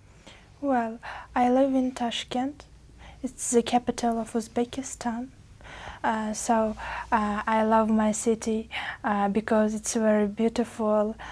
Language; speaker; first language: English; non-native, fluent; Uzbek